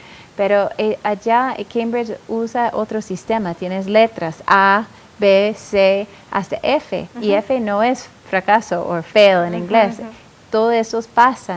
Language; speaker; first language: Spanish; non-native, fluent; English